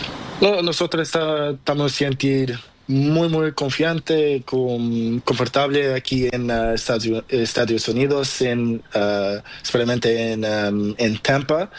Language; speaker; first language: Spanish; non-native, learner; Portuguese